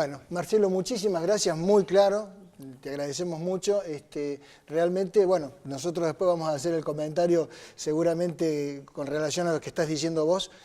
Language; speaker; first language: Spanish; native; Spanish